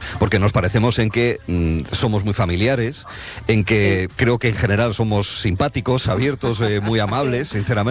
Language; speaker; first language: Spanish; native; Spanish